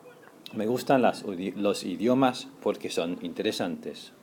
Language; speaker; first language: Spanish; non-native, fluent; English